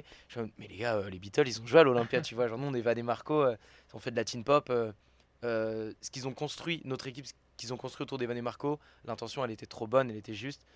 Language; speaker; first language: French; native; French